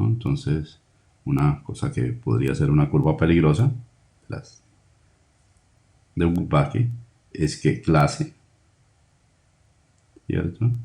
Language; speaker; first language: Spanish; native; Spanish